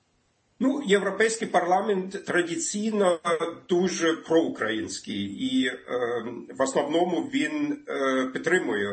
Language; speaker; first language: Ukrainian; non-native, fluent; German